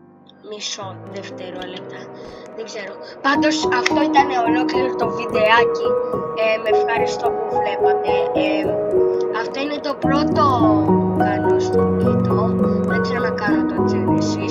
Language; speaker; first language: Greek; early bilingual, heritage; Greek